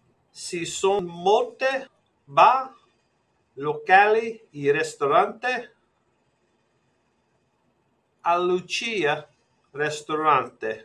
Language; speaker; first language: Italian; non-native, learner; English